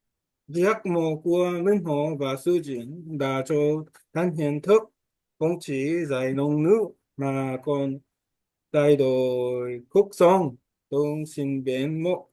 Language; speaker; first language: Vietnamese; non-native, learner; Korean